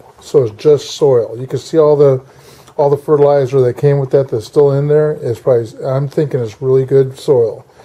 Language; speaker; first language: English; native; English